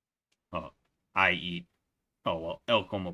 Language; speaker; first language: Portuguese; non-native, learner; English